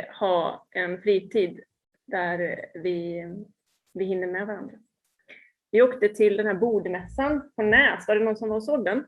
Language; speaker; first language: Swedish; native; Swedish